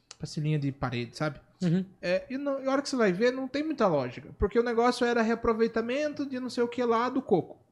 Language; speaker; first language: Portuguese; native; Portuguese